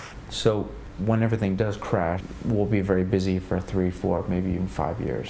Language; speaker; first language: English; native; English